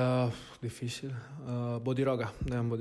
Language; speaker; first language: Spanish; non-native, learner; Italian